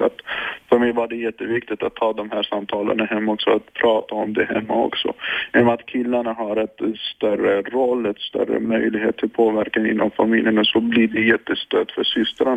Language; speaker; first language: Swedish; non-native, fluent; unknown